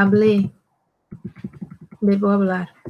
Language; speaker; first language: Spanish; non-native, fluent; Portuguese